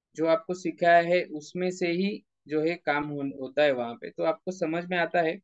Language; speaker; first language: Hindi; non-native, local second language; Marathi